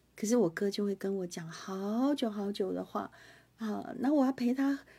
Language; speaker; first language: Chinese; non-native, local second language; Hakka Chinese